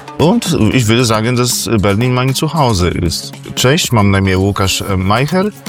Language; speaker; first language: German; non-native, fluent; Polish